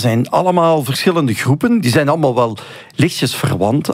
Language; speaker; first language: Dutch; native; Dutch